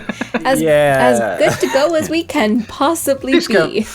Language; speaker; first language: English; native; English